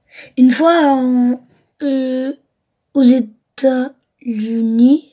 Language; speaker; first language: French; early bilingual, other home language; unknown